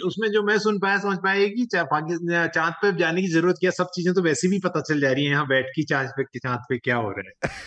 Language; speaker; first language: Hindi; native; Hindi